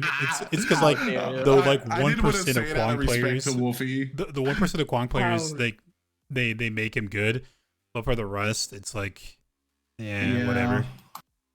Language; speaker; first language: English; native; English